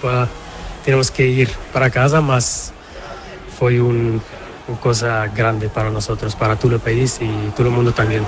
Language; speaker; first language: Spanish; non-native, learner; Portuguese